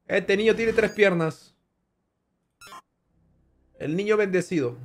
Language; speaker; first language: Spanish; native; Spanish